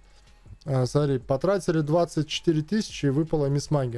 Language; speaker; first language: Russian; native; Russian